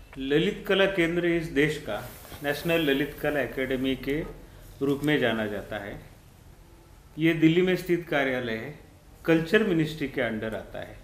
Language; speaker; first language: Hindi; non-native, local second language; Marathi